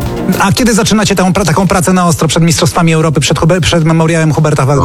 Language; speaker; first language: Polish; native; Polish